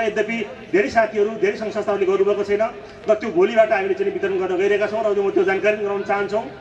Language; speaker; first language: Nepali; non-native, local second language; Sherpa